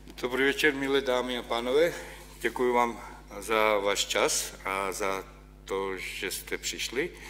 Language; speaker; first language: Czech; non-native, fluent; Ukrainian